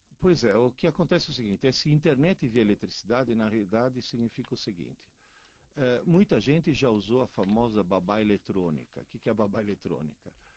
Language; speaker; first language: Portuguese; non-native, fluent; Italian